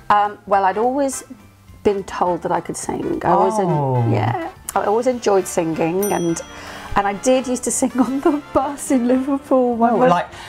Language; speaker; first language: English; native; English